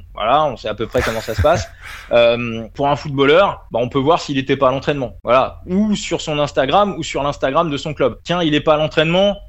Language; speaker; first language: French; native; French